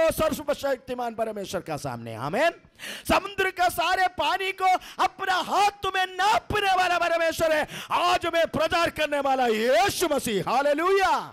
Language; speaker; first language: Hindi; non-native, local second language; Malayalam